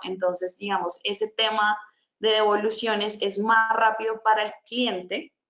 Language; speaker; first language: Spanish; native; Spanish